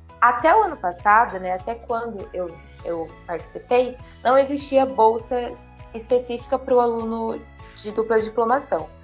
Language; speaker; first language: Portuguese; native; Portuguese